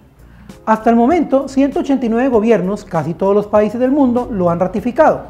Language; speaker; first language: Spanish; native; Spanish